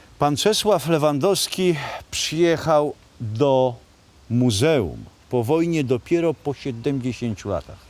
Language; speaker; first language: Polish; native; Polish